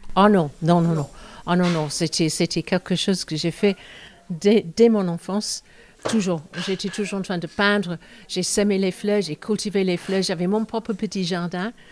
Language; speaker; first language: French; non-native, fluent; English